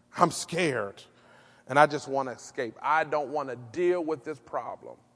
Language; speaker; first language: English; native; English